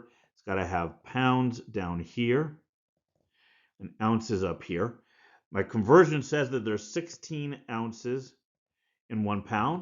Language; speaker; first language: English; native; English